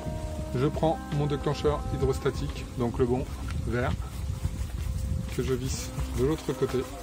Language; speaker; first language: French; native; French